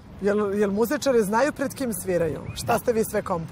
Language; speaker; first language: Serbian; native; Serbian